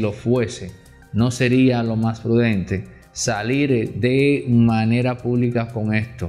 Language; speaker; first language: Spanish; native; Spanish